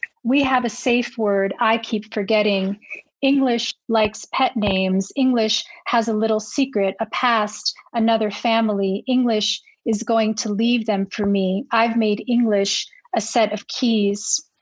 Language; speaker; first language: English; early bilingual, other home language; Spanish